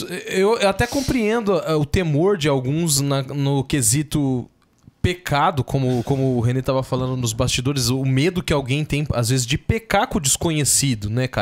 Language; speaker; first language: Portuguese; native; Portuguese